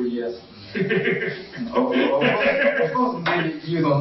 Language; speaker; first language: English; non-native, learner; Japanese